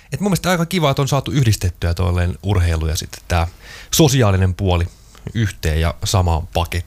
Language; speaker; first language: Finnish; native; Finnish